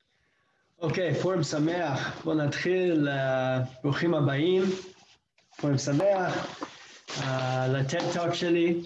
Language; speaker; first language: Hebrew; non-native, fluent; English